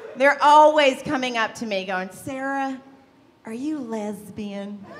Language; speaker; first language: English; native; English